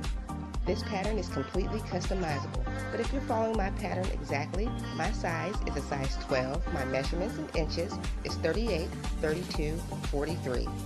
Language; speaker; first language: English; native; English